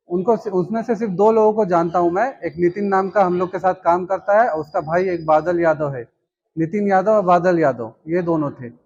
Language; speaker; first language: Hindi; native; Hindi